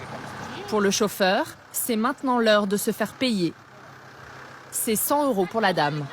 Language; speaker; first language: French; native; French